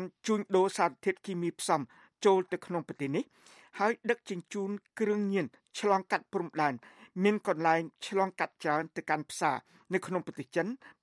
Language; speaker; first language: Khmer; native; Khmer